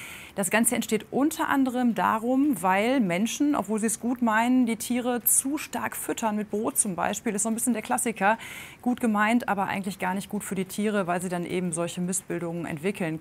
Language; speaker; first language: German; native; German